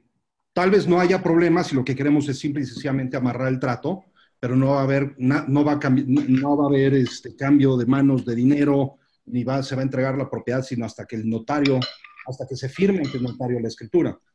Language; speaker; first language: Spanish; native; Spanish